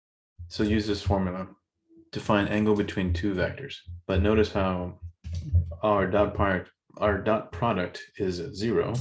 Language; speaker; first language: English; native; English